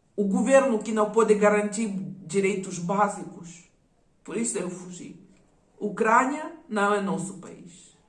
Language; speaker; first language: Portuguese; non-native, fluent; Russian